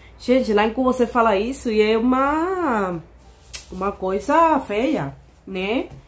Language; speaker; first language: Portuguese; non-native, fluent; Spanish